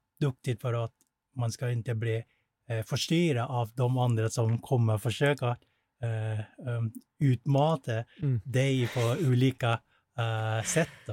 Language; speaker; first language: Swedish; non-native, fluent; Thai